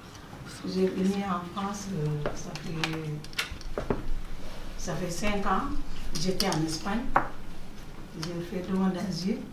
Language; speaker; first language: French; non-native, learner; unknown